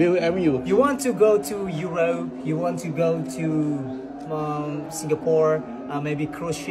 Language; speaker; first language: English; non-native, fluent; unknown